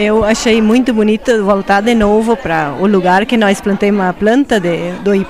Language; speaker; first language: Portuguese; non-native, learner; Spanish